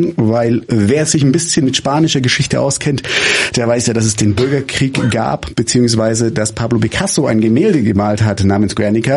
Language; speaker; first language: German; native; German